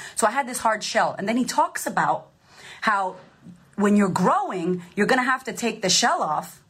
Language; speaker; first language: English; native; English